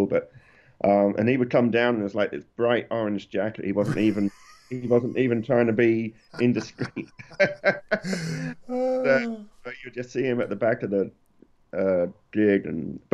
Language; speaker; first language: English; native; English